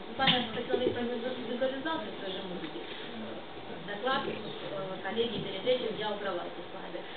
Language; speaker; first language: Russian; non-native, local second language; Ukrainian